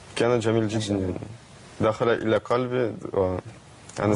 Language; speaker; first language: Arabic; non-native, learner; Russian